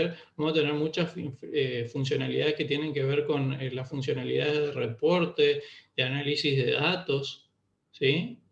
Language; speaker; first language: Spanish; native; Spanish